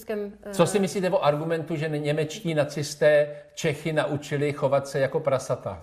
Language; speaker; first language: Czech; native; Czech